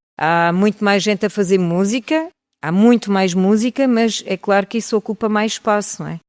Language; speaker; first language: Portuguese; early bilingual, heritage; French